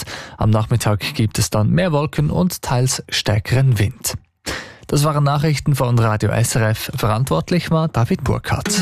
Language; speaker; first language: German; native; German